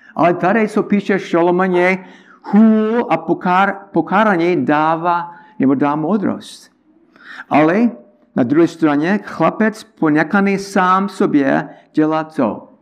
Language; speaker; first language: Czech; non-native, learner; English